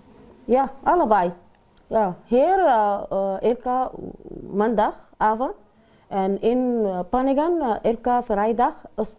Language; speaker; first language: Dutch; non-native, learner; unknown